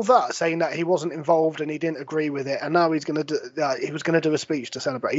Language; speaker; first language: English; native; English